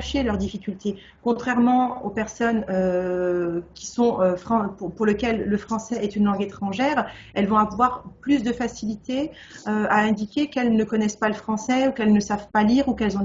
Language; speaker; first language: French; native; French